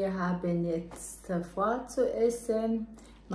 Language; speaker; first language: German; non-native, fluent; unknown